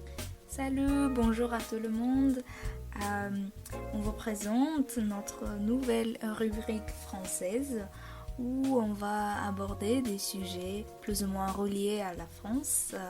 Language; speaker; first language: French; non-native, fluent; Bulgarian